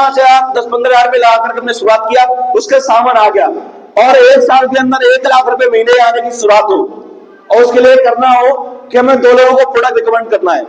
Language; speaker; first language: Hindi; native; Hindi